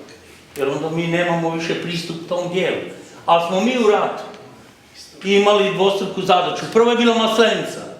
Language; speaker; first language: Croatian; native; Croatian